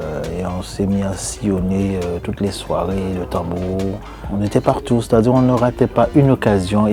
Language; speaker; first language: French; native; French